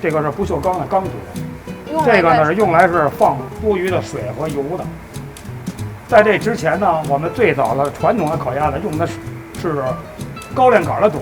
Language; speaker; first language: Chinese; native; Chinese